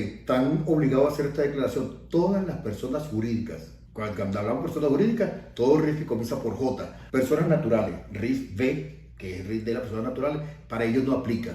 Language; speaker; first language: Spanish; native; Spanish